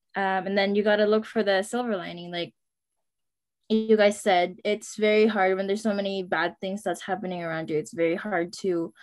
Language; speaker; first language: English; non-native, local second language; Filipino